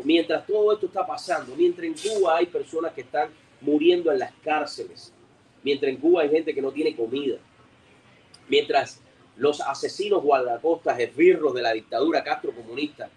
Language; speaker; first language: Spanish; native; Spanish